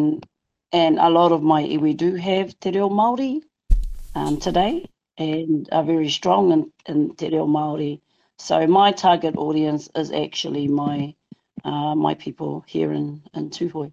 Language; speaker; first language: English; non-native, local second language; Māori